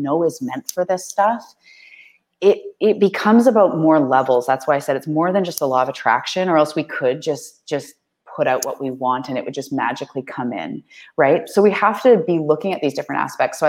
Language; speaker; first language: English; native; English